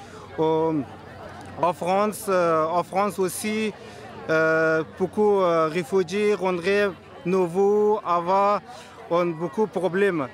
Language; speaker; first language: French; non-native, learner; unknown